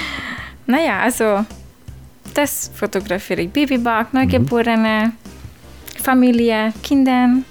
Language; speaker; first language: German; non-native, learner; Hungarian